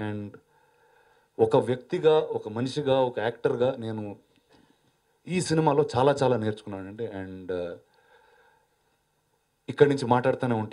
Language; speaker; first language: Telugu; native; Telugu